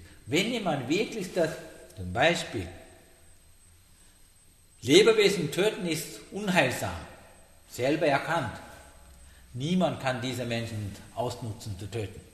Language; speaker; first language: German; non-native, learner; Sinhala